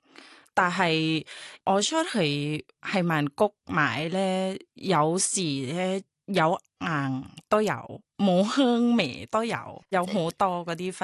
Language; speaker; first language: Cantonese; non-native, learner; Thai